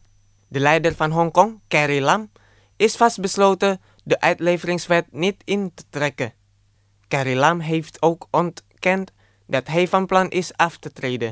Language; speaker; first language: Dutch; non-native, fluent; Indonesian